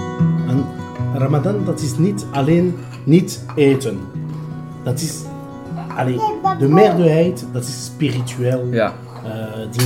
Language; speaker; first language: Dutch; non-native, learner; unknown